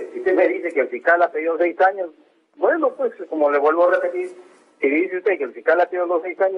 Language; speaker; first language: Spanish; native; Spanish